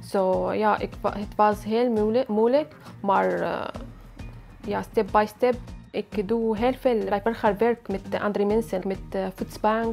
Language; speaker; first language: Dutch; non-native, learner; Arabic